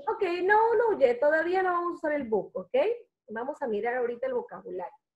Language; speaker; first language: Spanish; native; Spanish